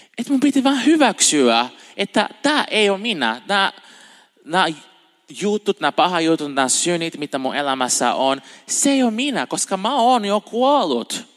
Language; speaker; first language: Finnish; non-native, fluent; Portuguese